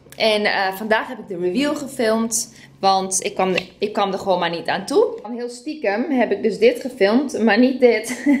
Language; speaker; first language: Dutch; non-native, fluent; Spanish